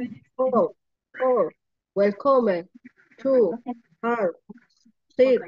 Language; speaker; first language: English; non-native, learner; Spanish